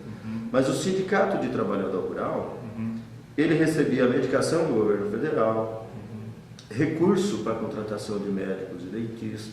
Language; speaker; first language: Portuguese; native; Portuguese